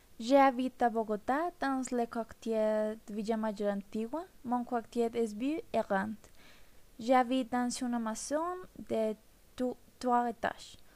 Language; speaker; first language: French; non-native, learner; Spanish